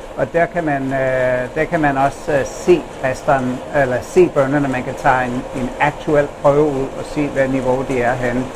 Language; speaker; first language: Danish; non-native, fluent; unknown